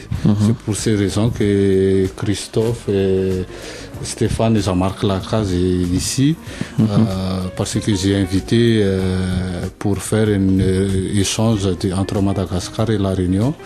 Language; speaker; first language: French; non-native, local second language; Malagasy